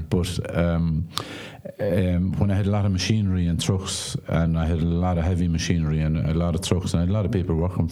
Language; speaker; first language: English; non-native, local second language; Irish